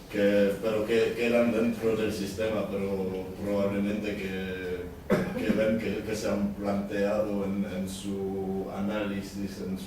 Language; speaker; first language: Spanish; non-native, learner; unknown